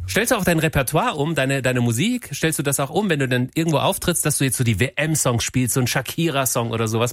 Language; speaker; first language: German; native; German